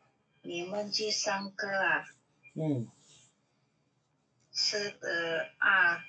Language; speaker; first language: Chinese; non-native, learner; Indonesian